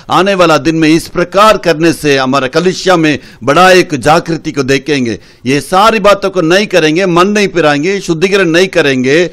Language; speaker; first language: Hindi; non-native, local second language; Tamil